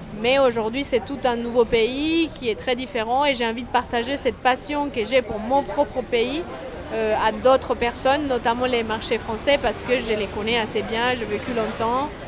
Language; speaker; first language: French; non-native, fluent; Spanish